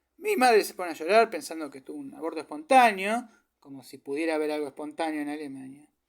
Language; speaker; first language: Spanish; early bilingual, other home language; German